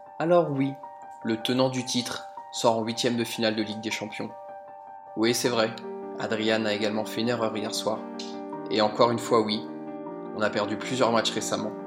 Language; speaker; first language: French; native; French